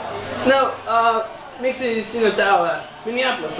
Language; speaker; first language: Finnish; non-native, learner; English